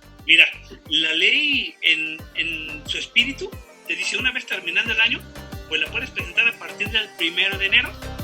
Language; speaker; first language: Spanish; native; Spanish